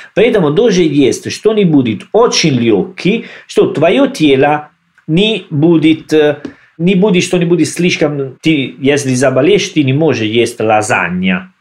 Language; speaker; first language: Russian; non-native, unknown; Italian